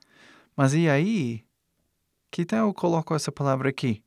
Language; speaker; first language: Portuguese; non-native, fluent; English